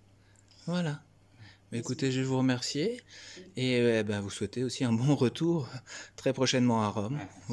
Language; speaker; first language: French; native; French